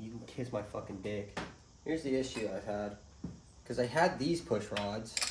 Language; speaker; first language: English; native; English